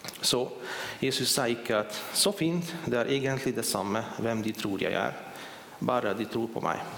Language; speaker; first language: Swedish; non-native, fluent; Hungarian